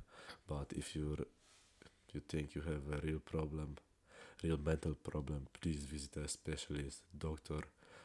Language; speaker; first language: English; non-native, fluent; Polish